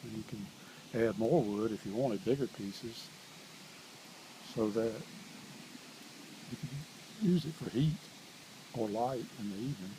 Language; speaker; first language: English; native; English